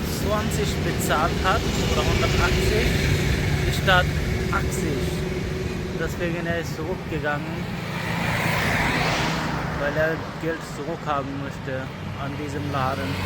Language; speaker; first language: German; non-native, learner; Bangla